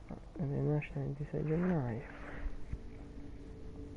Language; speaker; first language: Italian; native; Italian